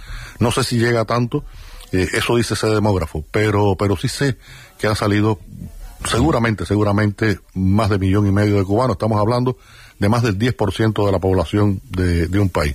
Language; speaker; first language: Spanish; native; Spanish